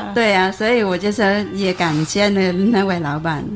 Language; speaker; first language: Chinese; non-native, fluent; Vietnamese